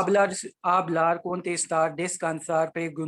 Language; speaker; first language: Spanish; non-native, learner; Hindi